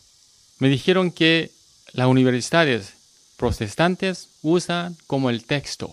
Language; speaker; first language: Spanish; non-native, learner; Korean